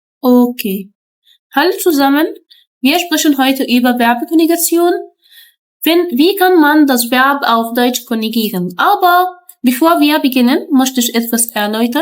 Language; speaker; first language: German; non-native, learner; Arabic